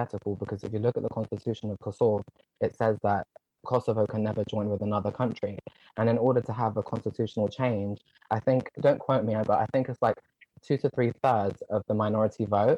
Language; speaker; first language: English; native; English